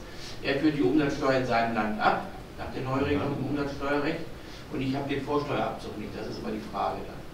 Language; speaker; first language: German; native; German